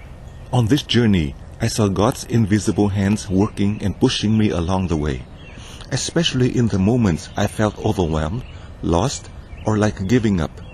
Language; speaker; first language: English; non-native, fluent; Vietnamese